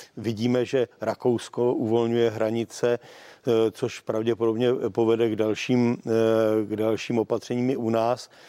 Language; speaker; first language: Czech; native; Czech